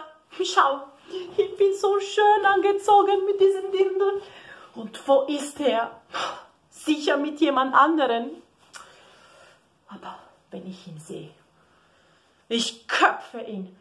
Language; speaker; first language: German; non-native, learner; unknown